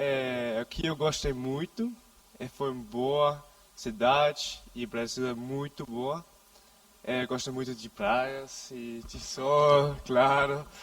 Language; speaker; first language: Portuguese; non-native, learner; Danish